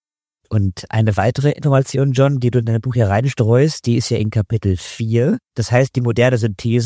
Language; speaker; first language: German; native; German